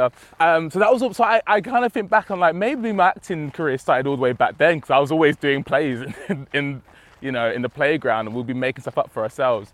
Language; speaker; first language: English; native; English